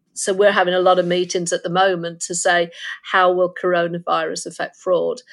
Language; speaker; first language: English; native; English